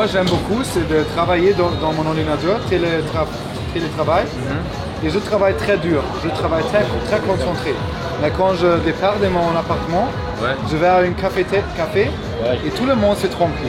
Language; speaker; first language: French; non-native, learner; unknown